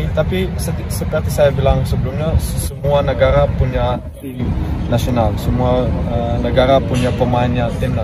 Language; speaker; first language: Indonesian; non-native, fluent; Dutch